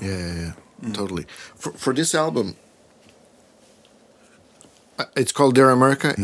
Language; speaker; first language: English; non-native, fluent; Swedish